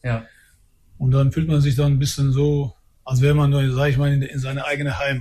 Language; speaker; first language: German; early bilingual, other home language; Albanian